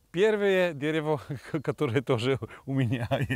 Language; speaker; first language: Russian; non-native, learner; Polish